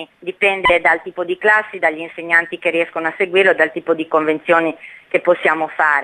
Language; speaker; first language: Italian; native; Italian